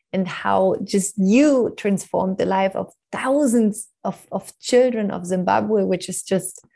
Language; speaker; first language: English; non-native, fluent; German